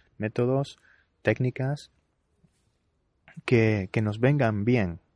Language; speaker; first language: Spanish; native; Spanish